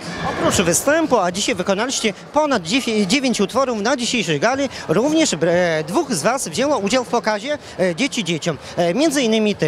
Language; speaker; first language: Polish; native; Polish